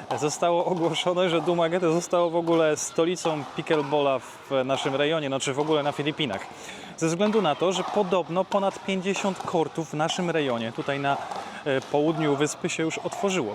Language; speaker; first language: Polish; native; Polish